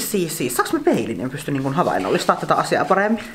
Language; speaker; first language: Finnish; native; Finnish